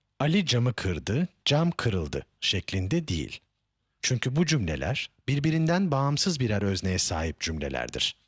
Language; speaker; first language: Turkish; native; Turkish